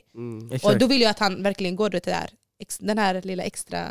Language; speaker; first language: Swedish; early bilingual, other home language; Baluchi